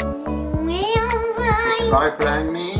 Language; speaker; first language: English; non-native, learner; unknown